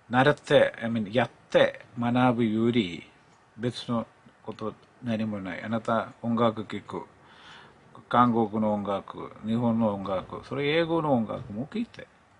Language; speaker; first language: Japanese; non-native, learner; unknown